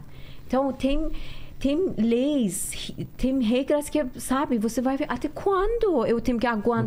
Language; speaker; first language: Portuguese; non-native, learner; Persian